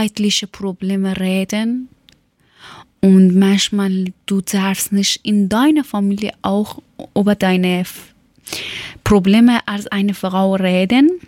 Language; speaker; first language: German; non-native, learner; Persian